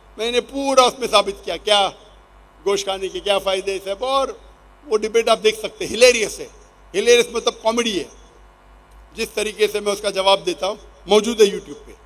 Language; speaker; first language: Urdu; non-native, local second language; Konkani